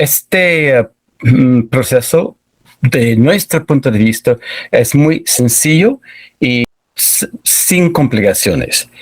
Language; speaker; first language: Spanish; non-native, fluent; English